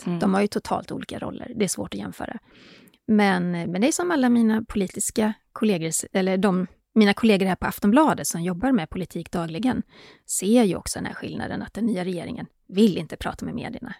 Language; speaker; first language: Swedish; native; Swedish